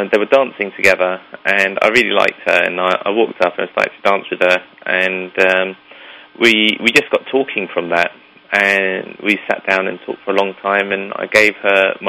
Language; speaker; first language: English; native; English